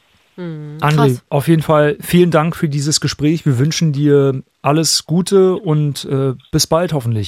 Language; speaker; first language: German; native; German